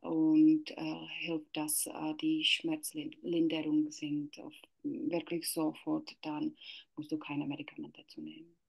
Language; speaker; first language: German; non-native, learner; Czech